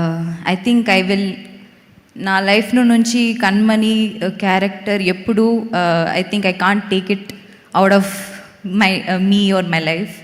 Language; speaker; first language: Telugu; non-native, local second language; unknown